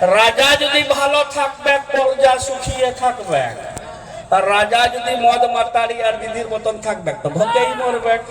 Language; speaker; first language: Bangla; non-native, local second language; Hindi